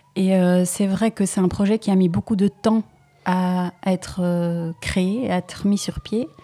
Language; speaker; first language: French; native; French